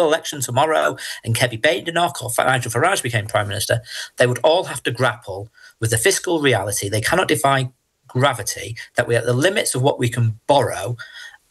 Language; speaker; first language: English; native; English